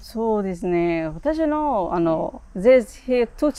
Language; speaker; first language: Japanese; non-native, learner; Arabic